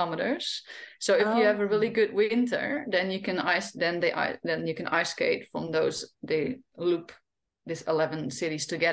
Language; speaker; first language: English; non-native, fluent; Western Frisian